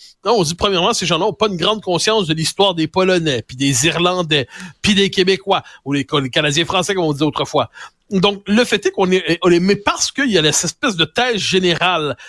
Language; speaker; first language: French; native; French